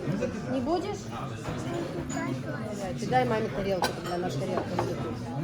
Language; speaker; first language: Russian; native; Russian